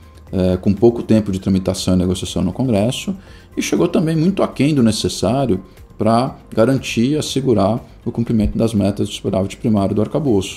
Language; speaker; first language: Portuguese; native; Portuguese